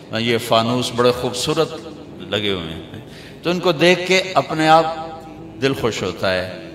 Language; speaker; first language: Urdu; non-native, local second language; Punjabi